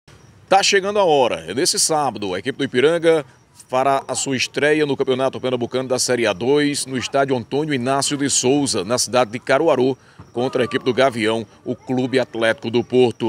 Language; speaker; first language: Portuguese; native; Portuguese